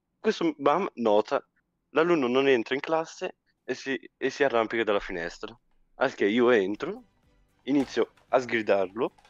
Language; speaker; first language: Italian; early bilingual, other home language; Albanian